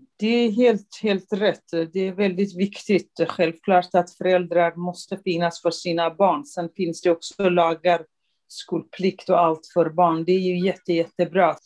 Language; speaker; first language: Swedish; non-native, fluent; Kurdish